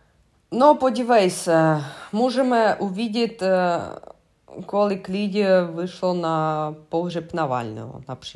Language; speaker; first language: Czech; non-native, fluent; Russian